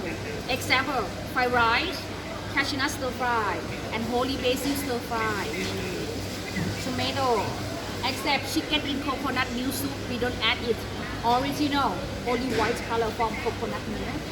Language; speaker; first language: English; non-native, learner; Thai